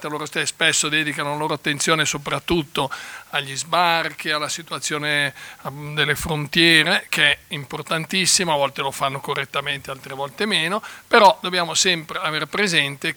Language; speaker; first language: Italian; native; Italian